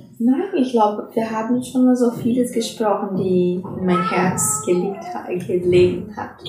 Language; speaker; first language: German; non-native, fluent; Portuguese